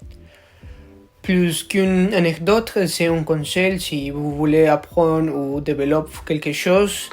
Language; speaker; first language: French; non-native, learner; Spanish